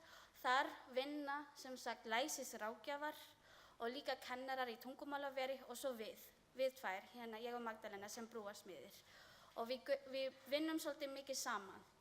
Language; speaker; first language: Icelandic; non-native, learner; Filipino